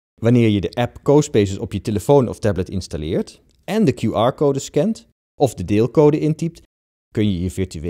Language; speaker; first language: Dutch; native; Dutch